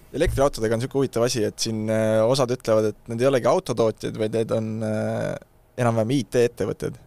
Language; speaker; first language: Estonian; native; Estonian